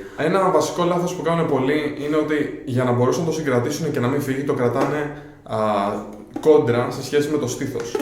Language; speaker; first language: Greek; native; Greek